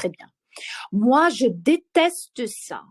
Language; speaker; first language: French; non-native, fluent; Ukrainian